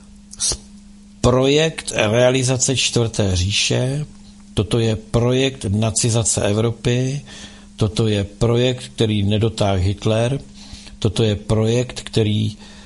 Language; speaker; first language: Czech; native; Czech